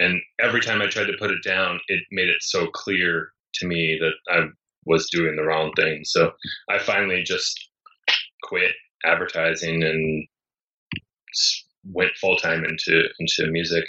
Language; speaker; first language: English; native; English